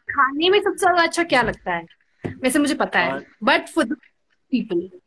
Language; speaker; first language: Hindi; native; Hindi